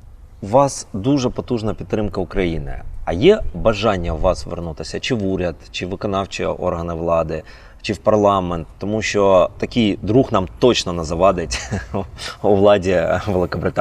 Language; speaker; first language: Ukrainian; native; Ukrainian